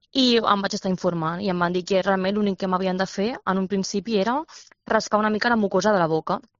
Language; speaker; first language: Catalan; native; Catalan